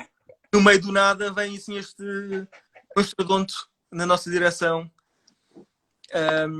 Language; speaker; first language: Portuguese; native; Portuguese